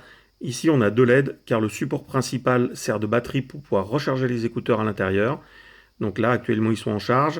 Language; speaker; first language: French; native; French